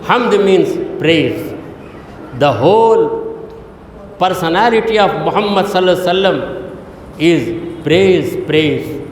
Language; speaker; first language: English; non-native, local second language; Urdu